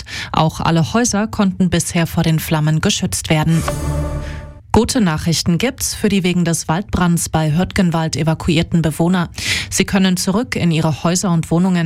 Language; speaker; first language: German; native; German